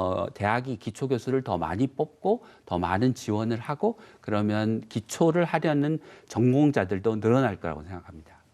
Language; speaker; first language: Korean; native; Korean